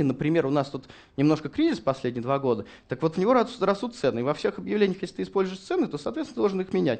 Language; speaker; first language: Russian; native; Russian